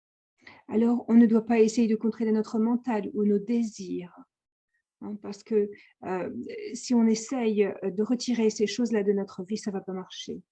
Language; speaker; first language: French; native; French